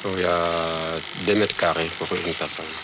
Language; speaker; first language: French; non-native, learner; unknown